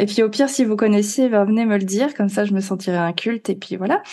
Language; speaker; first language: French; native; French